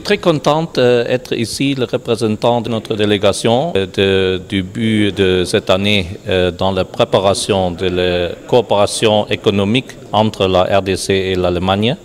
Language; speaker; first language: French; non-native, learner; German